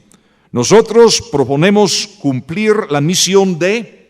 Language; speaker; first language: Spanish; non-native, fluent; English